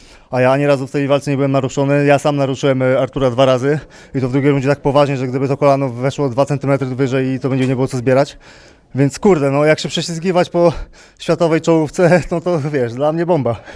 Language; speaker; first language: Polish; native; Polish